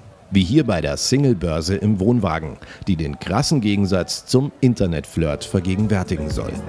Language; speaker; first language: German; native; German